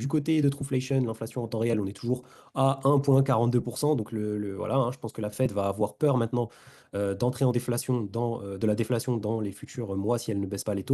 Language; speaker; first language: French; native; French